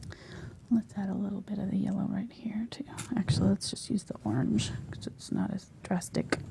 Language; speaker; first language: English; native; English